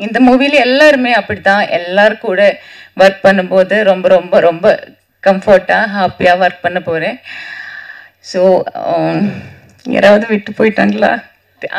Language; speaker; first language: Tamil; non-native, learner; Malayalam